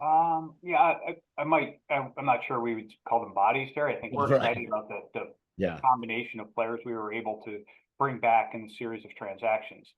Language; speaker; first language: English; native; English